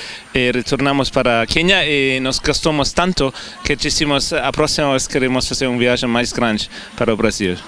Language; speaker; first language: Portuguese; non-native, fluent; German